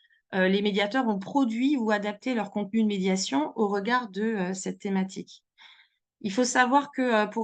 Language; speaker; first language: French; native; French